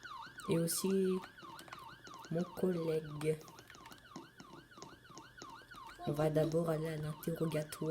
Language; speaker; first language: French; native; French